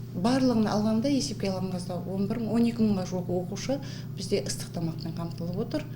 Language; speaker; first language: Kazakh; native; Kazakh